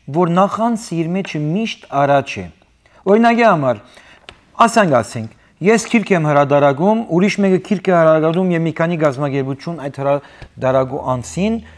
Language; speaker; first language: Armenian; native; Armenian